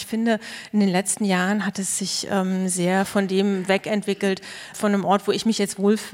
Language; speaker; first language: German; native; German